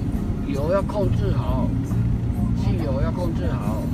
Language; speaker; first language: Chinese; native; Chinese